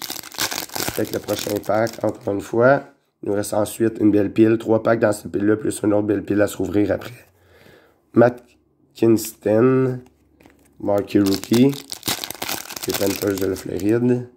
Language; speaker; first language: French; native; French